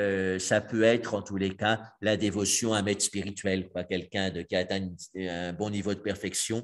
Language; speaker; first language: French; native; French